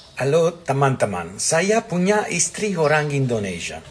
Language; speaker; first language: Indonesian; non-native, learner; Italian